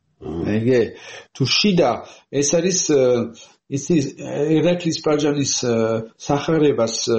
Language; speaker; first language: Georgian; non-native, learner; French